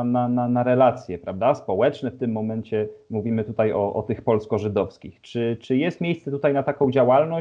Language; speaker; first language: Polish; native; Polish